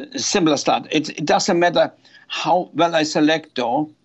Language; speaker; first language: English; non-native, fluent; German